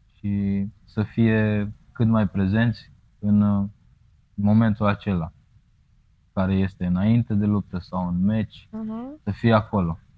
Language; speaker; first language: Romanian; native; Romanian